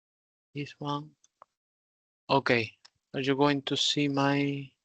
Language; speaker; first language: English; non-native, learner; Spanish